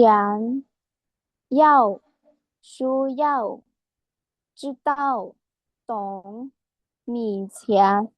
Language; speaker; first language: Chinese; non-native, learner; Lao